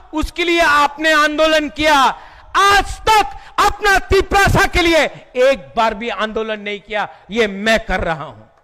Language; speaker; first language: Hindi; non-native, local second language; Kok Borok